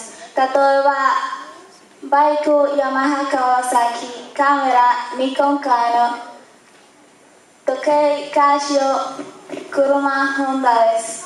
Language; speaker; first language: Japanese; non-native, learner; Spanish